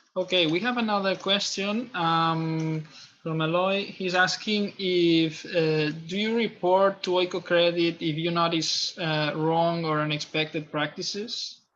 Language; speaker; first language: English; non-native, fluent; Catalan